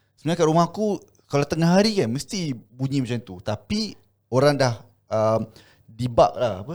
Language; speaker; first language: Malay; native; Malay